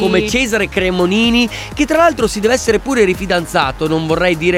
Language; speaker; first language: Italian; native; Italian